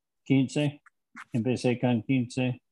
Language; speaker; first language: Spanish; non-native, learner; English